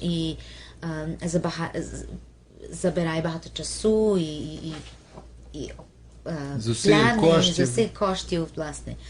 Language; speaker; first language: Ukrainian; early bilingual, heritage; Ukrainian